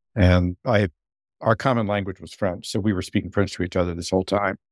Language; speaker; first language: English; native; English